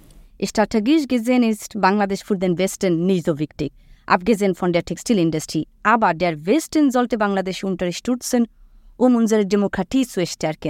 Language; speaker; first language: German; non-native, fluent; Bangla